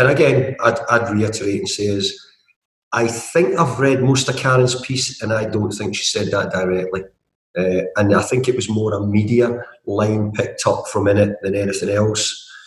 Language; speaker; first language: English; native; English